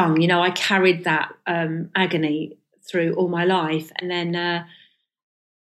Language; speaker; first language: English; early bilingual, other home language; Persian